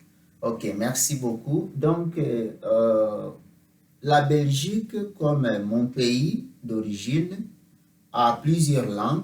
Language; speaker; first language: French; non-native, fluent; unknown